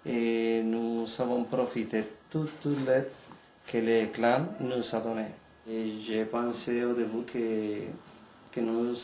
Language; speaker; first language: French; non-native, learner; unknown